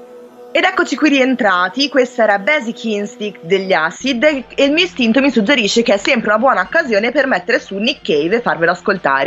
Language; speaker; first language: Italian; native; Italian